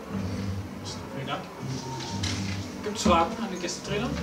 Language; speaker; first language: German; native; German